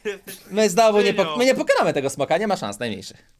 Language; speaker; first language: Polish; native; Polish